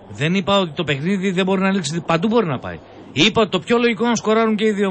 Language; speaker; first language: Greek; native; Greek